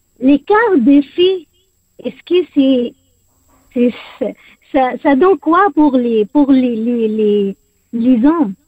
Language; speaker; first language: French; non-native, learner; Arabic